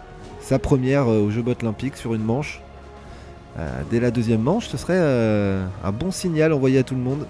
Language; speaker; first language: French; native; French